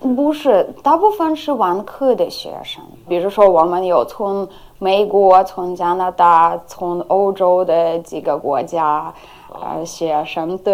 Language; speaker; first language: Chinese; non-native, fluent; Ukrainian